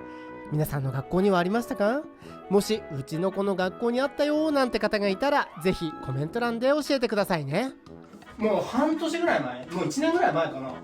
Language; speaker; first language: Japanese; native; Japanese